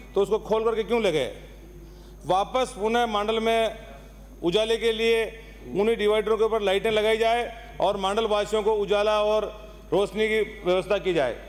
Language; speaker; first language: Hindi; native; Hindi